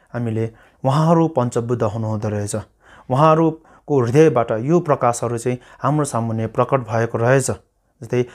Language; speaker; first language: Nepali; non-native, local second language; Sherpa